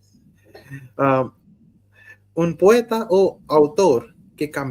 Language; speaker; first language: Spanish; non-native, learner; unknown